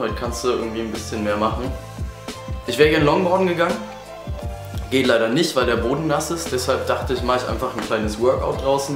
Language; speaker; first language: German; native; German